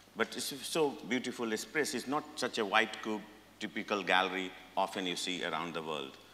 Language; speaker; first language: English; non-native, local second language; Hindi